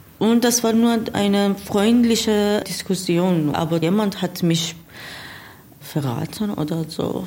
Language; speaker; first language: German; non-native, learner; Persian